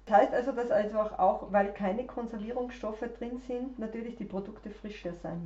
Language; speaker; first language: German; native; German